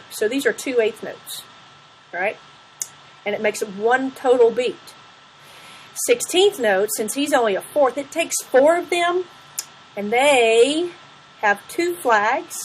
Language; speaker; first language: English; native; English